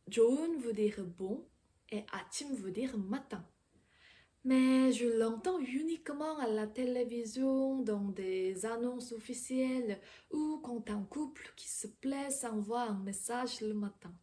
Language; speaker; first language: French; non-native, fluent; Korean